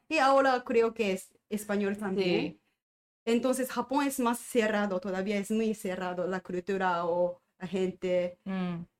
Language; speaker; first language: Spanish; non-native, learner; Japanese